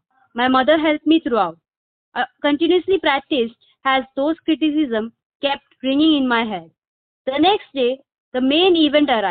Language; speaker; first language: English; non-native, local second language; Malayalam